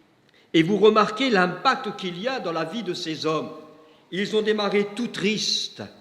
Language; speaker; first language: French; native; French